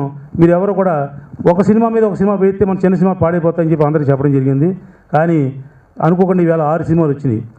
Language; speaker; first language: Telugu; native; Telugu